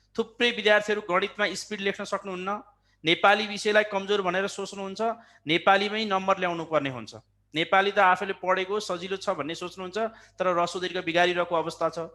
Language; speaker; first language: Nepali; native; Nepali